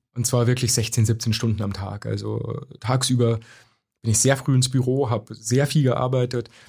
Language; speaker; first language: German; native; German